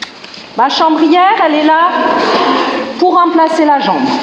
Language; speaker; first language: French; native; French